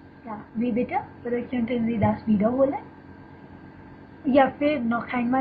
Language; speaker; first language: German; non-native, fluent; Hindi